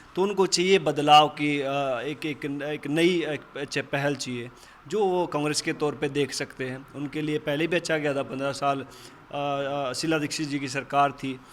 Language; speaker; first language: Hindi; native; Hindi